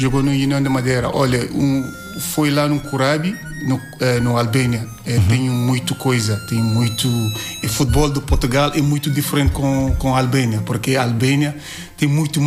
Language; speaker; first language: Portuguese; non-native, learner; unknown